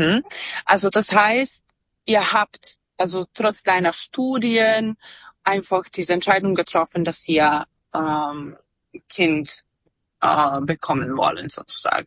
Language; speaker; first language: German; non-native, fluent; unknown